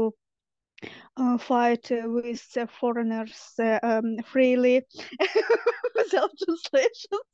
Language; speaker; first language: English; non-native, fluent; Ukrainian